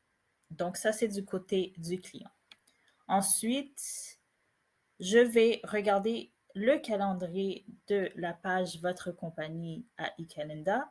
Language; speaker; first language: French; native; French